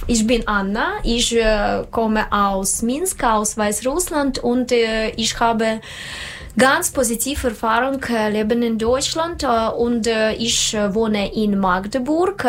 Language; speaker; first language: German; non-native, learner; Russian